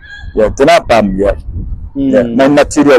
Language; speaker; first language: Welsh; non-native, fluent; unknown